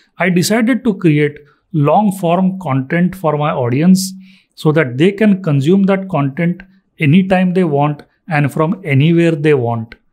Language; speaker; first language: English; non-native, local second language; Marathi